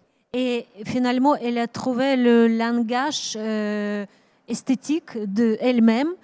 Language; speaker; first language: French; non-native, learner; Ukrainian